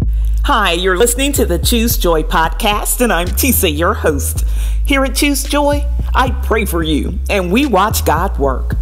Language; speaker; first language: English; native; English